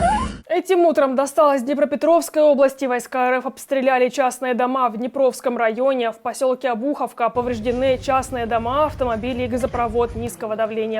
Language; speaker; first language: Russian; native; Russian